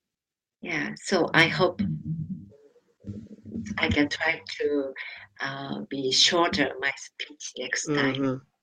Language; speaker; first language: English; non-native, learner; Japanese